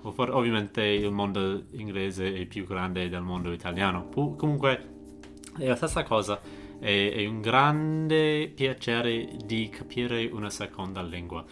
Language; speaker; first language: Italian; non-native, fluent; English